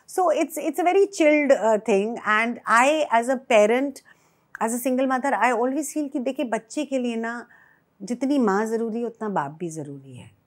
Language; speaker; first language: Hindi; native; Hindi